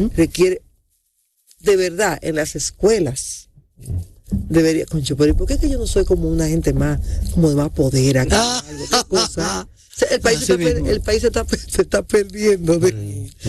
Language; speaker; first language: Spanish; native; Spanish